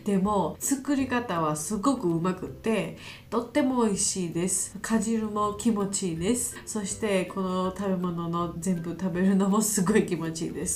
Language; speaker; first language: Japanese; non-native, learner; Georgian